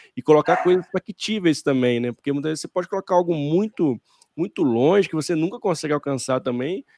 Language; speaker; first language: Portuguese; native; Portuguese